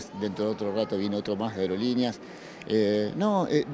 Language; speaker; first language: Spanish; native; Spanish